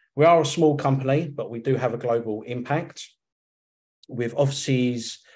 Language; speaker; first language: English; native; English